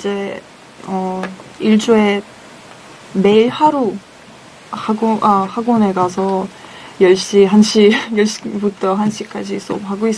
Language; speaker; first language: Korean; non-native, fluent; Russian